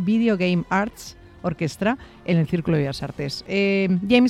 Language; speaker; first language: Spanish; native; Spanish